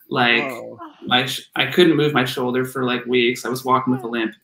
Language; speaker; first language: English; native; English